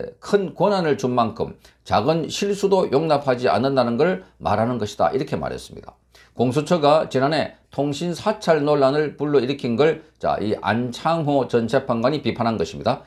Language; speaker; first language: Korean; native; Korean